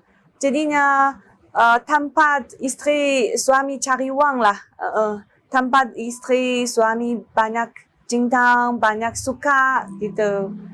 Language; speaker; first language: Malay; non-native, learner; Chinese